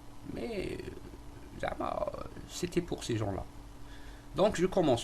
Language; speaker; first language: French; non-native, local second language; Arabic